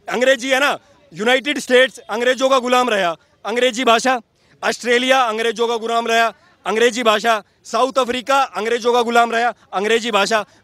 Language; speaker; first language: Hindi; native; Hindi